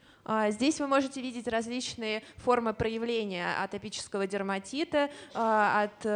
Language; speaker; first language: Russian; native; Russian